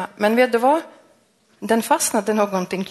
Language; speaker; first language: Swedish; non-native, fluent; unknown